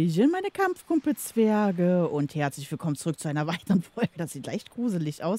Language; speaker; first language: German; native; German